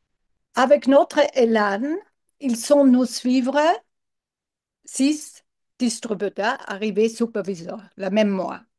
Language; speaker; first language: French; non-native, learner; English